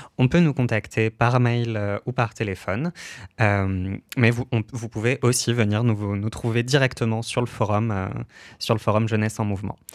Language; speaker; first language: French; native; French